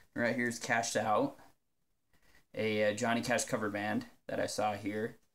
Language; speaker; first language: English; native; English